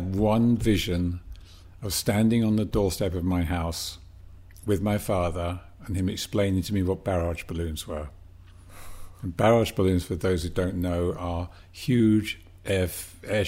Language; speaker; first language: English; native; English